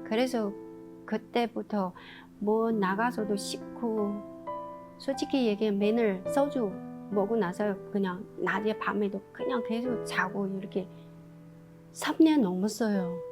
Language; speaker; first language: Korean; non-native, learner; Chinese